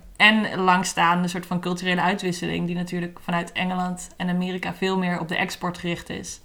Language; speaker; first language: Dutch; native; Dutch